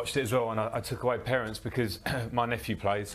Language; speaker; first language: English; native; English